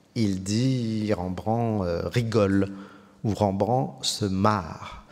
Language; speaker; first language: French; native; French